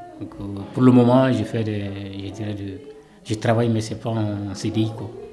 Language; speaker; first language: French; non-native, local second language; Bambara